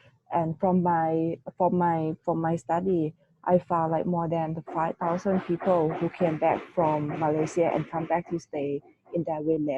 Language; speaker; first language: English; non-native, learner; Thai